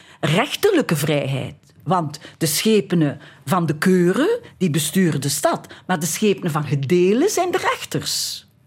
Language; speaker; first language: Dutch; native; Dutch